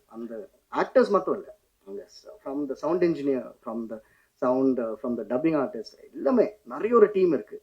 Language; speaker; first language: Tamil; non-native, fluent; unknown